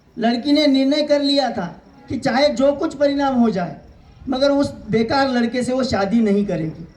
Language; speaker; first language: Hindi; non-native, local second language; Kannada